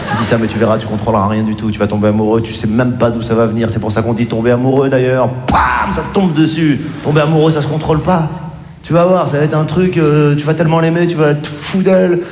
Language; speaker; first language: French; native; French